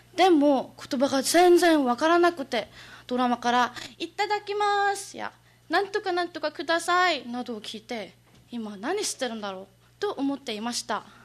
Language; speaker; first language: Japanese; non-native, learner; English